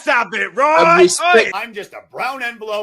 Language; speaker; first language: English; native; English